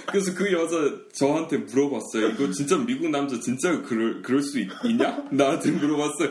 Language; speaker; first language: Korean; non-native, fluent; English